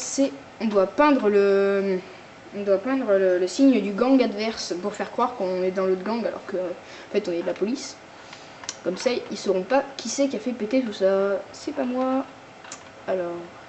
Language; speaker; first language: French; native; French